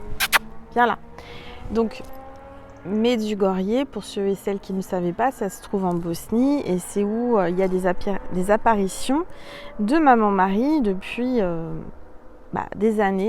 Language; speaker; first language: French; native; French